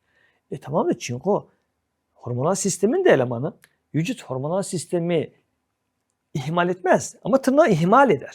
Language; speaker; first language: Turkish; native; Turkish